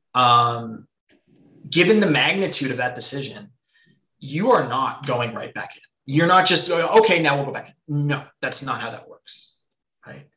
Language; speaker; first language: English; native; English